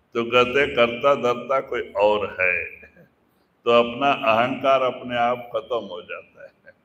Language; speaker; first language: Hindi; non-native, local second language; Kannada